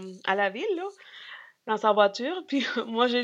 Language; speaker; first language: French; non-native, fluent; Spanish